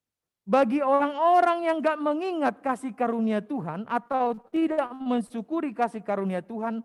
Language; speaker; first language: Indonesian; native; Indonesian